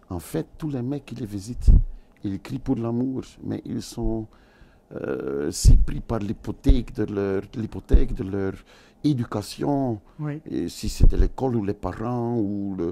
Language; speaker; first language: French; non-native, local second language; Dutch